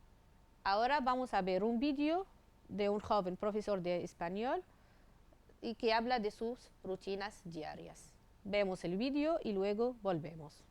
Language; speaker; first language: Spanish; non-native, fluent; Arabic